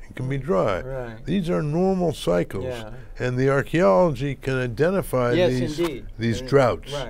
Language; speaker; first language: English; native; English